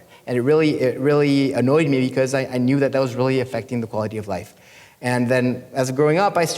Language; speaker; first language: English; non-native, fluent; Spanish